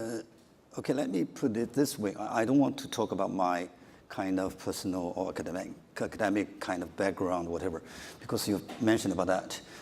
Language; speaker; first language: English; non-native, fluent; Chinese